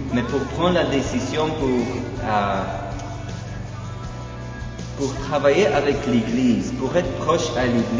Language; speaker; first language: French; non-native, fluent; Polish